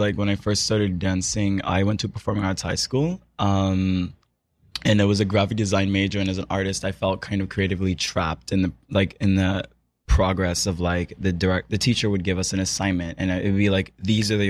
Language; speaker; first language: English; native; English